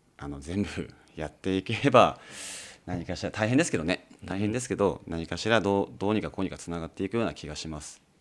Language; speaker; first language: Japanese; native; Japanese